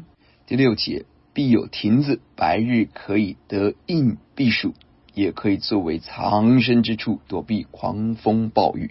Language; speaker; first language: Chinese; native; Chinese